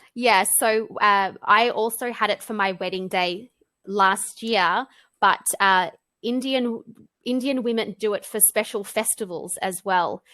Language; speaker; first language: English; native; English